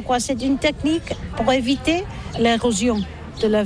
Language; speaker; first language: French; non-native, learner; Catalan